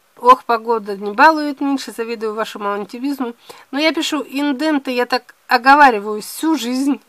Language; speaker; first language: Russian; native; Russian